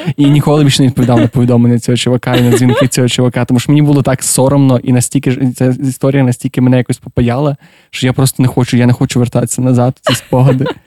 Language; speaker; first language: Ukrainian; non-native, local second language; Russian